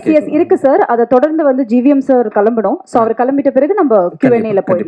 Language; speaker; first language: Tamil; native; Tamil